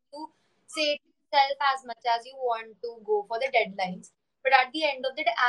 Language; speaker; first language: English; non-native, local second language; Hindi